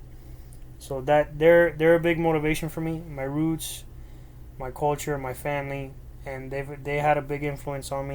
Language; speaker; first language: English; early bilingual, other home language; Spanish